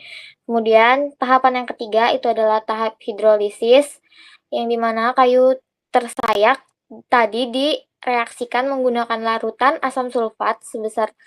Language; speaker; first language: Indonesian; native; Indonesian